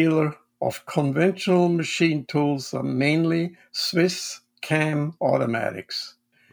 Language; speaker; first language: English; non-native, fluent; Swiss German